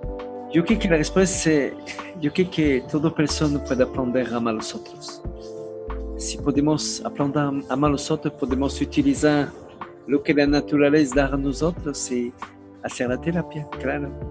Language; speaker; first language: Spanish; non-native, learner; French